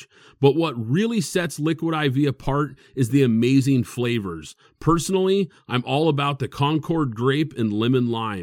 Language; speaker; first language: English; native; English